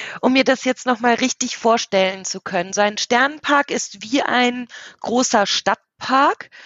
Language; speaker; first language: German; native; German